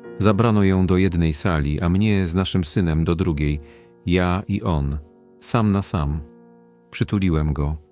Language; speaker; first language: Polish; non-native, fluent; Kurdish